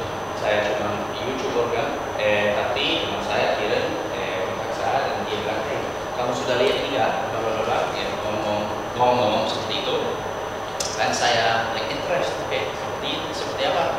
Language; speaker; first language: Indonesian; non-native, learner; English